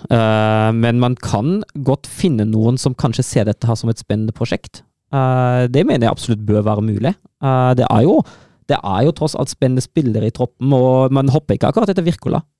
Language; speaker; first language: Norwegian; non-native, fluent; German